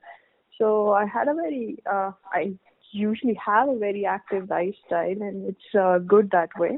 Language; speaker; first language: English; non-native, local second language; Hindi